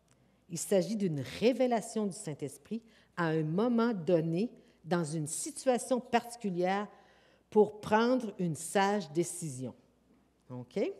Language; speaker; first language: French; native; French